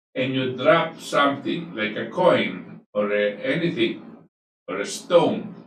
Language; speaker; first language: English; non-native, local second language; Filipino